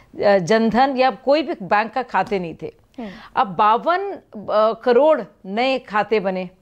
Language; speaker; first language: Hindi; native; Hindi